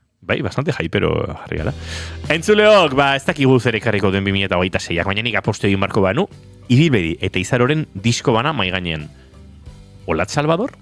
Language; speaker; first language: Basque; native; Basque